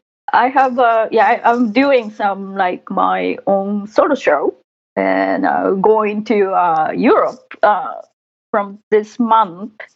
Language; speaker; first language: English; non-native, fluent; Japanese